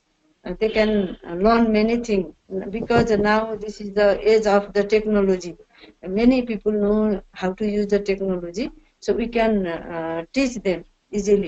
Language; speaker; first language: English; non-native, learner; Nepali